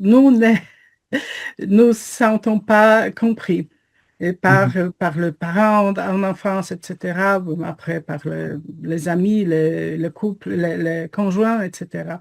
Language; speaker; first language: French; non-native, fluent; Polish